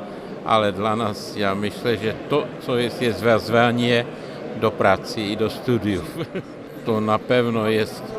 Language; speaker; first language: Polish; non-native, learner; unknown